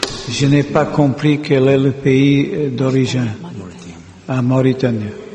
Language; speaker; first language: French; non-native, fluent; Portuguese